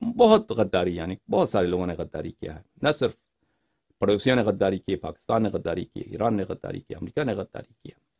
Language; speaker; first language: Urdu; non-native, fluent; Persian